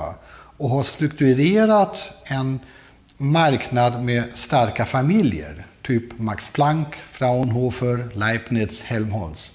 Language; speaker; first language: Swedish; non-native, fluent; German